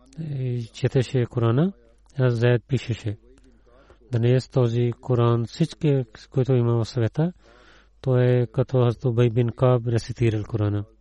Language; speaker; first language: Bulgarian; non-native, learner; Urdu